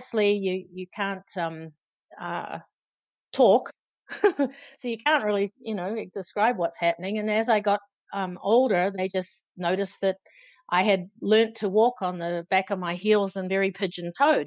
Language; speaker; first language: English; native; English